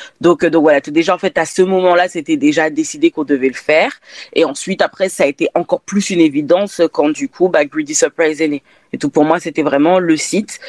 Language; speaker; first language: French; native; French